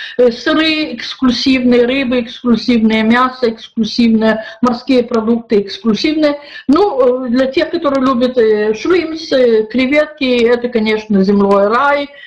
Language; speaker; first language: Russian; early bilingual, heritage; Russian